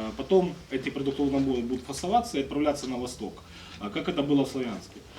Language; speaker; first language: Russian; native; Russian